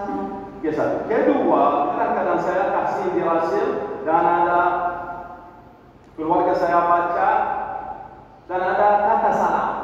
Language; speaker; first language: Indonesian; non-native, learner; Arabic